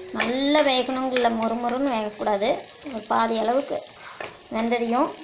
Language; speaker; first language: Tamil; non-native, local second language; Telugu